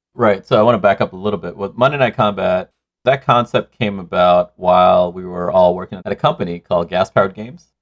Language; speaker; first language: English; non-native, local second language; Sinhala